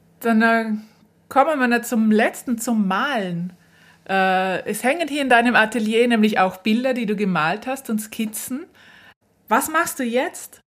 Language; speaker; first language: German; native; German